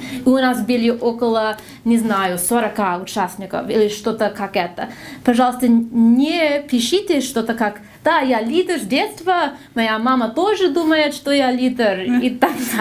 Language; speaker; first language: Russian; non-native, fluent; English